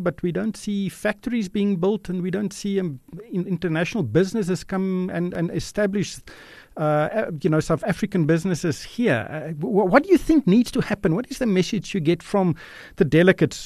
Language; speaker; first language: English; non-native, local second language; Afrikaans